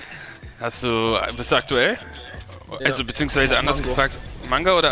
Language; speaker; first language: German; native; German